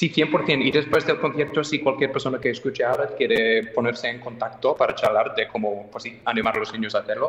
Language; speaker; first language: Spanish; non-native, fluent; English